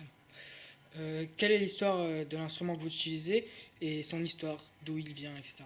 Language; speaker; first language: French; native; French